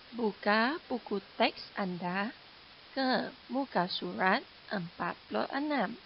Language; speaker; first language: Malay; non-native, local second language; Chinese